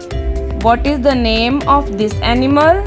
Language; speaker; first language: English; non-native, local second language; Hindi